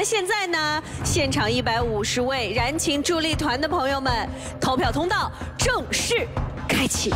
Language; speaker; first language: Chinese; native; Chinese